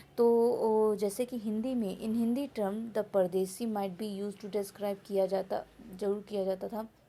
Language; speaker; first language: Hindi; native; Hindi